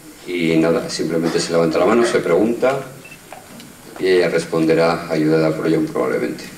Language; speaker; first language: Spanish; native; Spanish